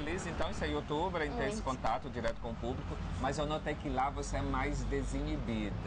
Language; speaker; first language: Portuguese; native; Portuguese